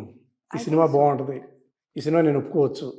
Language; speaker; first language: Telugu; native; Telugu